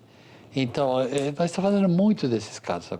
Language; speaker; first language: Portuguese; non-native, fluent; English